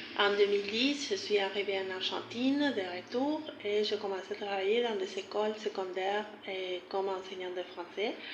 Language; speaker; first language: French; non-native, fluent; Spanish